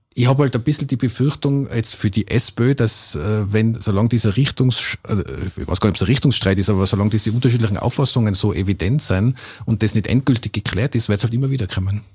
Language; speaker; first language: German; native; German